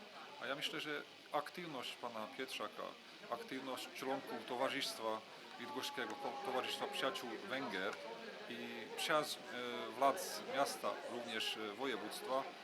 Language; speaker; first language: Polish; non-native, fluent; Hungarian